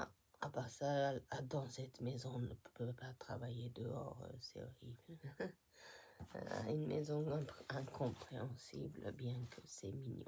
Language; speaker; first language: French; non-native, fluent; Japanese